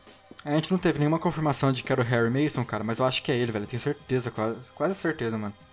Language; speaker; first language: Portuguese; native; Portuguese